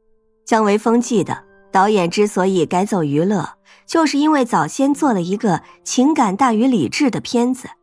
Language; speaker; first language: Chinese; native; Chinese